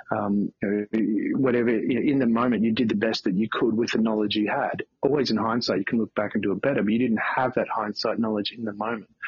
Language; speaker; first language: English; native; English